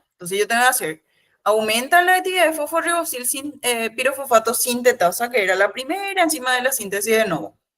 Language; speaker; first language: Spanish; native; Spanish